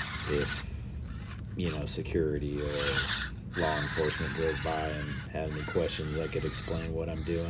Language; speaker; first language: English; native; English